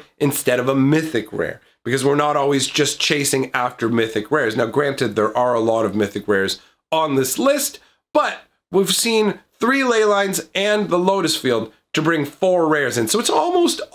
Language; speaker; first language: English; native; English